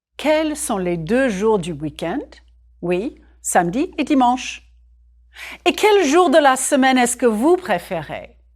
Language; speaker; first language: French; non-native, fluent; English